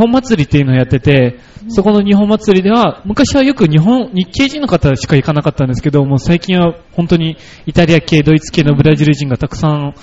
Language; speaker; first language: Japanese; early bilingual, other home language; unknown